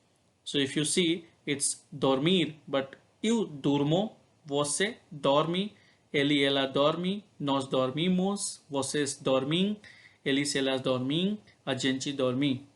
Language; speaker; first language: Portuguese; non-native, learner; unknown